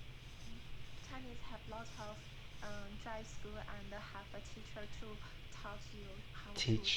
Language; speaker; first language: English; non-native, learner; Chinese